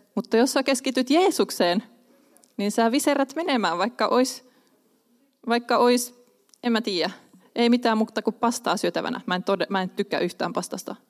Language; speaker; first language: Finnish; non-native, local second language; Swedish